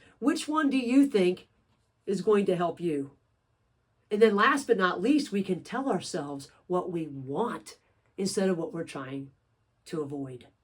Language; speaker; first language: English; native; English